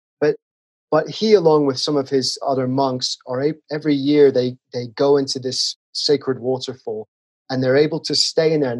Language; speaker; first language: English; native; English